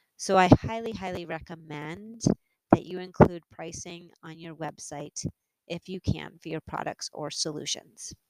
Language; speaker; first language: English; native; English